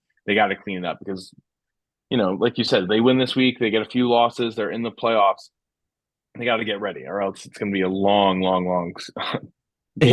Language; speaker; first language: English; native; English